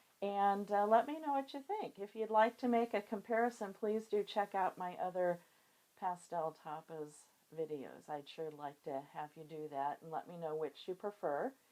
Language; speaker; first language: English; native; English